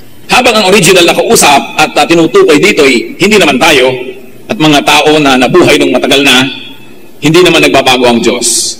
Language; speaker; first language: Filipino; native; Filipino